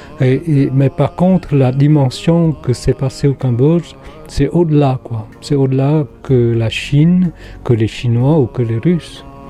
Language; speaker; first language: French; non-native, fluent; Khmer